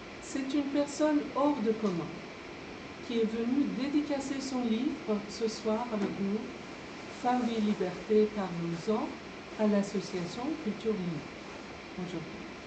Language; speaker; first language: French; non-native, fluent; Persian